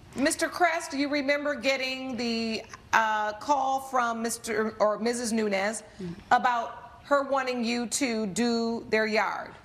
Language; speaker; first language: English; native; English